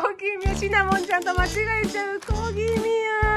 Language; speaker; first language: Japanese; native; Japanese